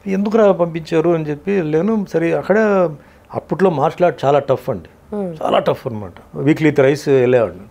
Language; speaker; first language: Telugu; non-native, fluent; Tulu